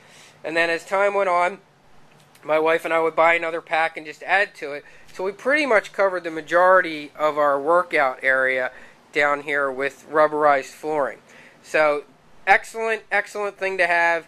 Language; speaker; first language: English; native; English